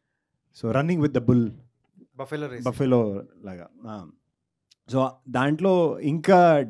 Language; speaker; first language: Telugu; non-native, learner; Kannada